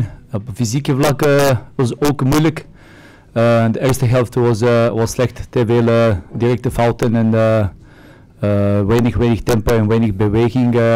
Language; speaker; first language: Dutch; non-native, fluent; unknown